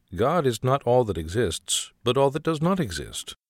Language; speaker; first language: English; native; English